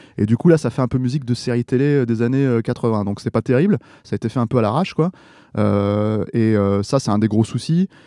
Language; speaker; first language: French; native; French